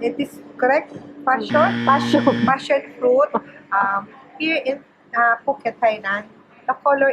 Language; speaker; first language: English; non-native, local second language; Filipino